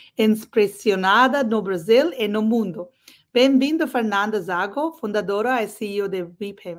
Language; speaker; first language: Portuguese; non-native, learner; English